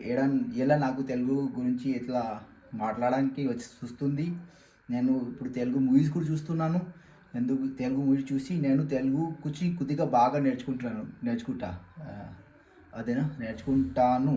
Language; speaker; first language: Telugu; non-native, learner; Marwari